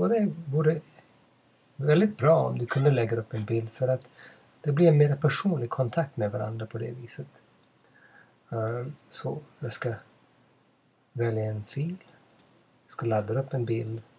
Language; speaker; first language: Swedish; non-native, fluent; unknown